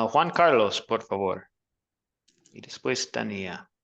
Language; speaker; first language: Spanish; non-native, fluent; English